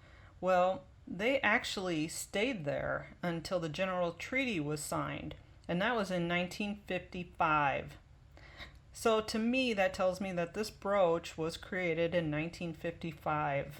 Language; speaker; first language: English; native; English